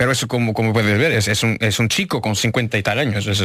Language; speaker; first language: Spanish; non-native, fluent; Portuguese